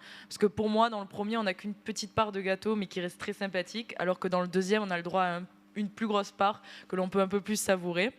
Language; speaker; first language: French; native; French